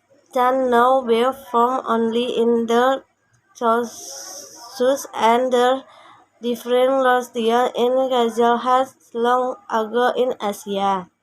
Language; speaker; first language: English; non-native, learner; Indonesian